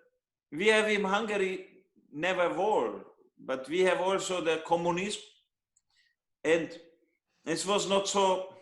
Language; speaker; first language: English; non-native, learner; Hungarian